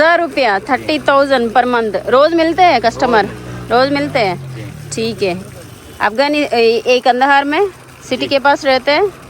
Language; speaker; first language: Hindi; non-native, local second language; Telugu